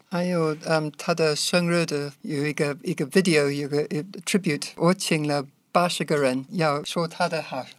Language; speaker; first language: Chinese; non-native, fluent; English